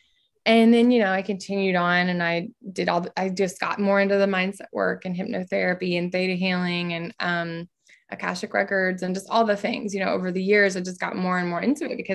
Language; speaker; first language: English; native; English